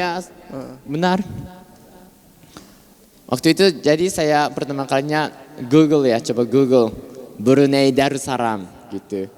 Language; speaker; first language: Indonesian; non-native, fluent; Japanese